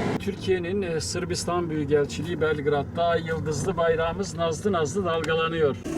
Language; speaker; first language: Turkish; native; Turkish